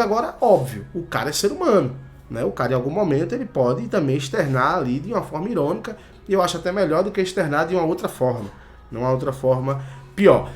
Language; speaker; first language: Portuguese; native; Portuguese